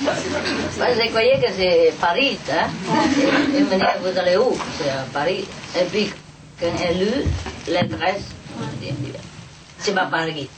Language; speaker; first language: French; non-native, learner; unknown